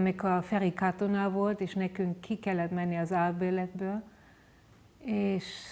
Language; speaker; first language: Hungarian; non-native, fluent; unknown